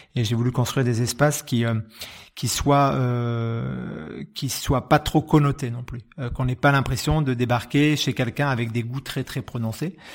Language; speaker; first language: French; native; French